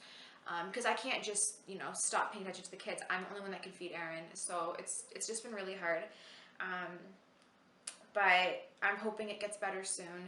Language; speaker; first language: English; native; English